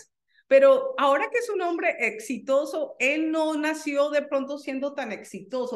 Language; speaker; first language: Spanish; native; Spanish